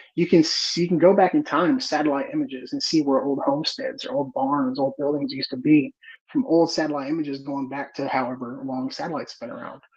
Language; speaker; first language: English; native; English